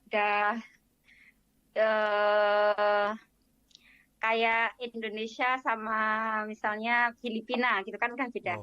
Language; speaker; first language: Indonesian; non-native, local second language; Javanese